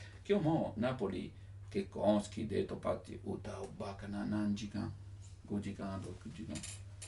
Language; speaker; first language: Japanese; non-native, learner; Italian